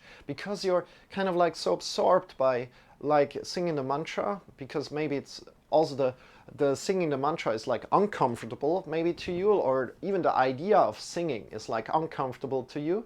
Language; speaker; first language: English; non-native, fluent; German